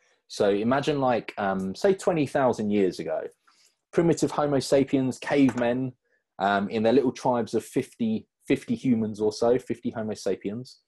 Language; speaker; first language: English; native; English